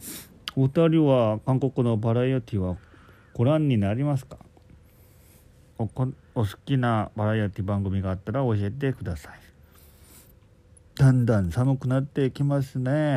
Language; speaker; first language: Japanese; non-native, local second language; Korean